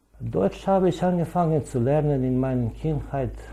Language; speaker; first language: German; non-native, learner; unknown